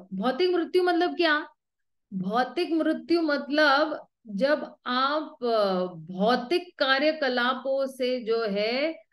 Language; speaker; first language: Hindi; native; Hindi